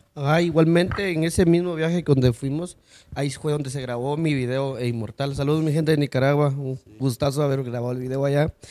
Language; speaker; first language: Spanish; early bilingual, heritage; Spanish